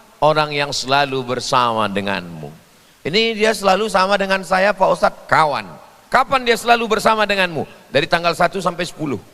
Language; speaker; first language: Indonesian; native; Indonesian